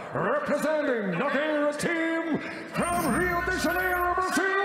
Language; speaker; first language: English; non-native, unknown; Russian